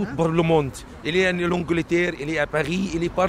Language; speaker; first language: French; non-native, learner; Arabic